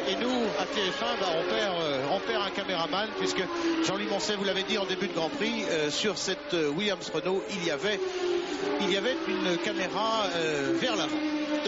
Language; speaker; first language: French; native; French